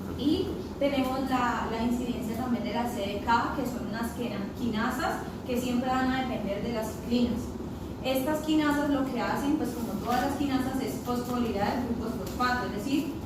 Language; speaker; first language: Spanish; native; Spanish